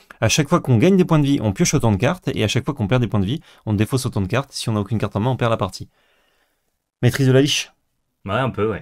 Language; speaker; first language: French; native; French